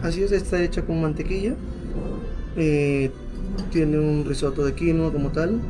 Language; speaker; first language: Spanish; native; Spanish